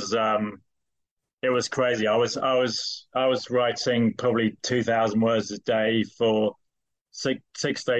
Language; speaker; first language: English; native; English